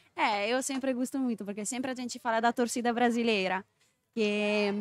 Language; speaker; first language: Portuguese; non-native, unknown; Italian